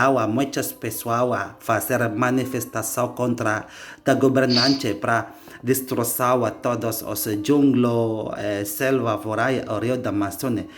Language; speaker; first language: Portuguese; non-native, learner; Indonesian